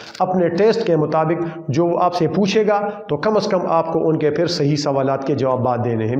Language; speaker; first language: Urdu; non-native, local second language; Pashto